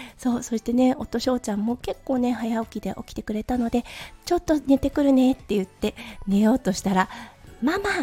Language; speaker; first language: Japanese; native; Japanese